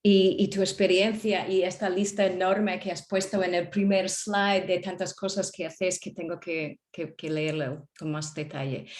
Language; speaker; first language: Spanish; non-native, fluent; English